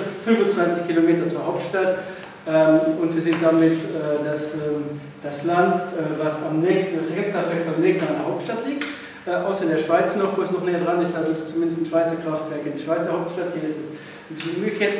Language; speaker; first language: German; non-native, local second language; Luxembourgish